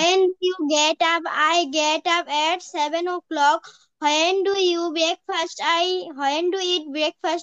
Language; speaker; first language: English; non-native, learner; Bangla